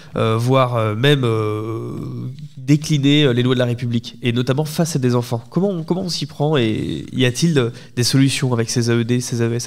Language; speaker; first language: French; native; French